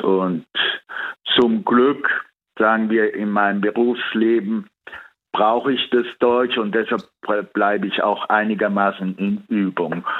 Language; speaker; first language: German; early bilingual, heritage; Italian